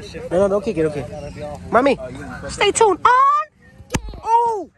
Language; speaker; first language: English; early bilingual, other home language; Spanish